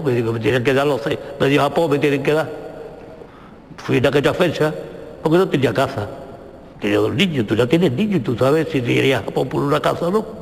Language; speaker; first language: Spanish; native; Spanish